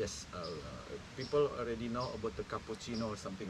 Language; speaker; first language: English; non-native, learner; Indonesian